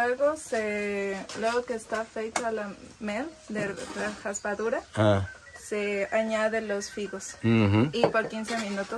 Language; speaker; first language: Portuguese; non-native, learner; Spanish